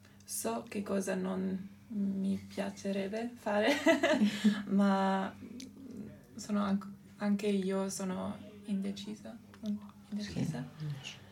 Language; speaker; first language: Italian; non-native, local second language; German